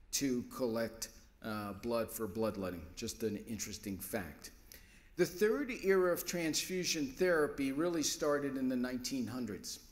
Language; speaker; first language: English; native; English